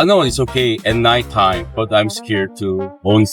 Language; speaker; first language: English; non-native, learner; Korean